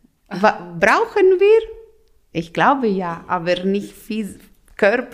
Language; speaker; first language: German; non-native, local second language; Italian